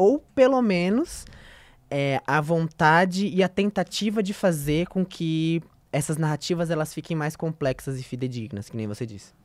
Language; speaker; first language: Portuguese; native; Portuguese